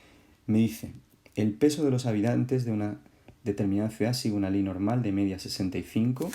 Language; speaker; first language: Spanish; native; Spanish